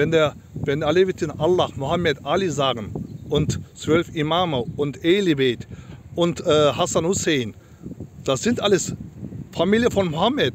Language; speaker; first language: German; non-native, learner; Turkish